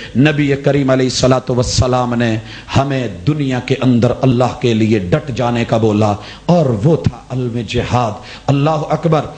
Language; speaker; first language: Urdu; non-native, local second language; Punjabi